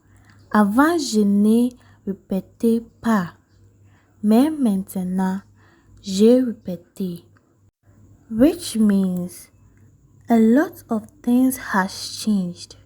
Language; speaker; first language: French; non-native, fluent; English